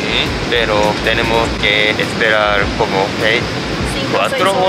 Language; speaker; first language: Spanish; non-native, learner; Japanese